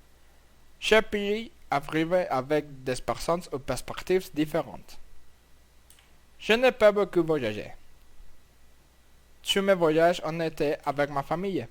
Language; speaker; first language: French; non-native, learner; Spanish